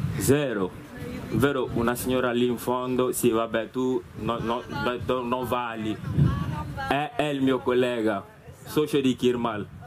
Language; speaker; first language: Italian; non-native, fluent; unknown